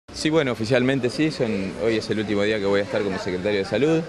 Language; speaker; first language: Spanish; native; Spanish